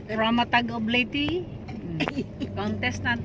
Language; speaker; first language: English; non-native, local second language; Cebuano